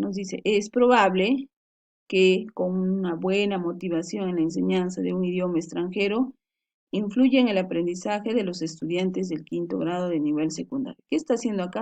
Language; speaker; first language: Spanish; native; Spanish